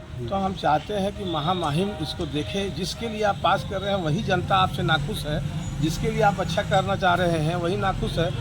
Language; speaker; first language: Hindi; native; Hindi